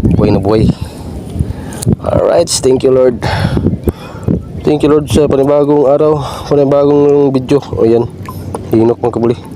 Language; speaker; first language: Filipino; non-native, local second language; Bikol